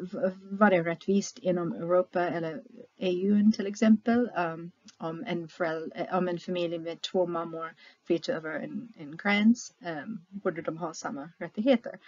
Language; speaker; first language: Swedish; non-native, fluent; English